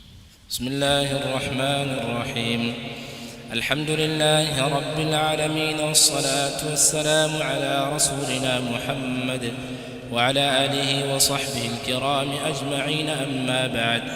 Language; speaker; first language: Arabic; non-native, fluent; Swahili